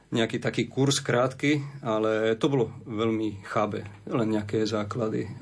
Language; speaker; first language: Slovak; native; Slovak